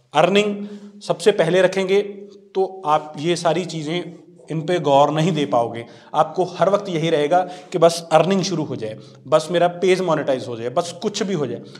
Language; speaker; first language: Hindi; non-native, local second language; Punjabi